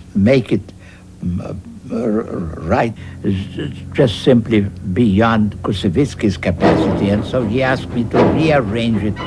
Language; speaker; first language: English; non-native, fluent; Russian